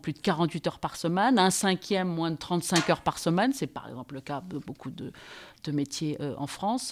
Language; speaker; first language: French; native; French